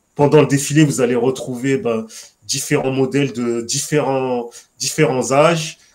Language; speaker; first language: French; native; French